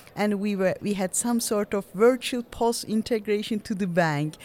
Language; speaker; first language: English; non-native, fluent; Turkish